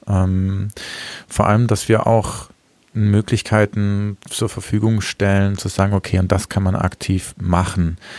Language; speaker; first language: German; native; German